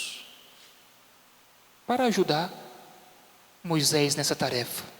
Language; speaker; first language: Portuguese; native; Portuguese